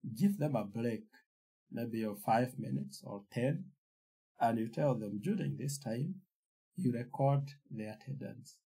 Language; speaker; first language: English; non-native, local second language; Kikuyu